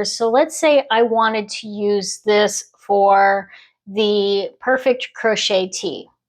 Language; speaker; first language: English; native; English